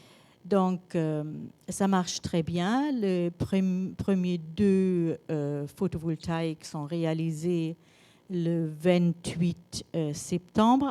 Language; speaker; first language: French; non-native, learner; German